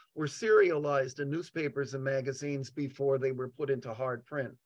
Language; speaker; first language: English; native; English